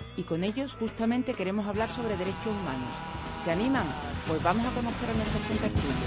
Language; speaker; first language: Spanish; native; Spanish